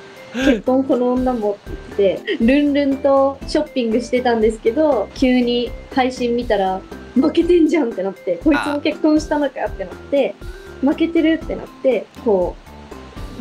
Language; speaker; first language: Japanese; native; Japanese